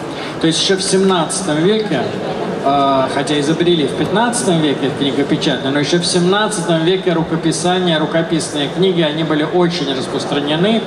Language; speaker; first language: Russian; native; Russian